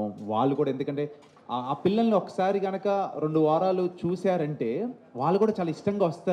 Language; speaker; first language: Telugu; native; Telugu